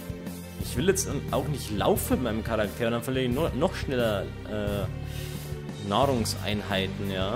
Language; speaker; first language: German; native; German